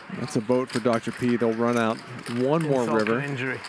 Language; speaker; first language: English; native; English